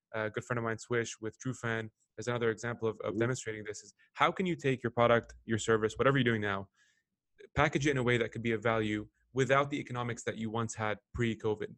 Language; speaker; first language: English; non-native, fluent; Arabic